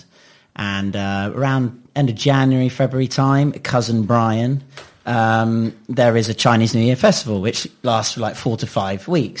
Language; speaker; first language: English; native; English